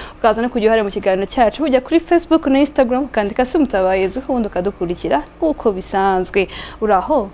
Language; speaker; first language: Kinyarwanda; native; Kinyarwanda